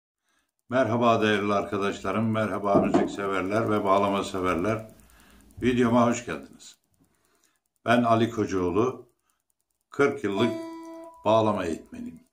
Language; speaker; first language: Turkish; native; Turkish